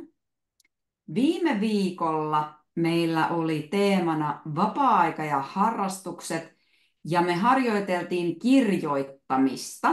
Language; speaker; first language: Finnish; native; Finnish